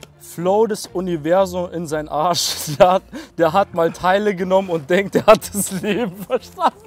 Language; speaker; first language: German; native; German